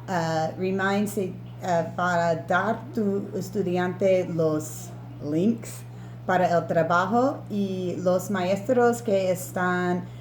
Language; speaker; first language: Spanish; non-native, learner; English